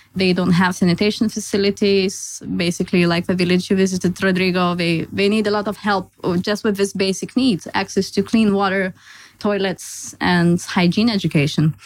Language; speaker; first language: English; non-native, fluent; Lithuanian